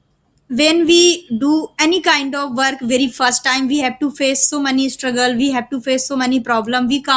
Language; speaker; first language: English; non-native, learner; Hindi